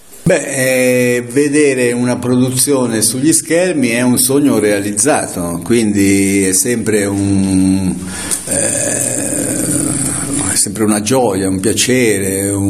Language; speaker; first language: Italian; native; Italian